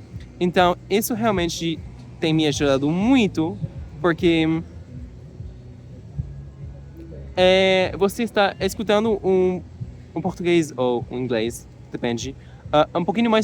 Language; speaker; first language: Portuguese; non-native, learner; English